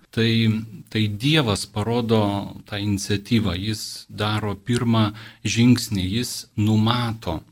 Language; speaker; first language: Lithuanian; non-native, local second language; Polish